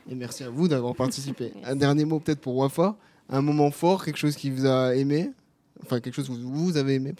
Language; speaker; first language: French; native; French